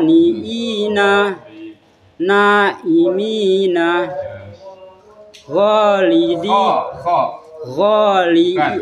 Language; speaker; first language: Arabic; non-native, learner; Indonesian